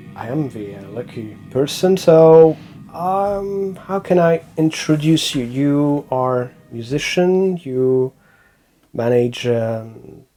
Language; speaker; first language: English; non-native, fluent; French